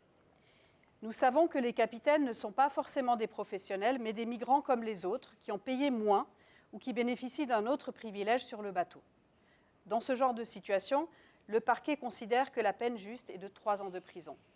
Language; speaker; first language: French; native; French